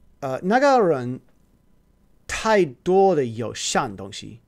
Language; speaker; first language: Chinese; non-native, learner; English